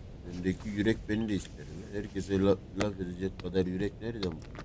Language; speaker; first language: Turkish; native; Turkish